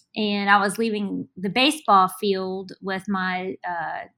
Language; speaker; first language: English; native; English